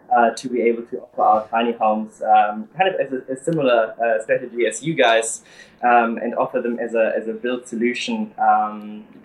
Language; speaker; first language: English; early bilingual, other home language; German